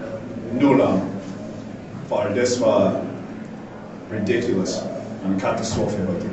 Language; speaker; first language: German; non-native, fluent; English